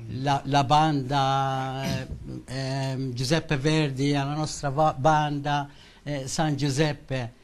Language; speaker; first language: Italian; non-native, learner; Maltese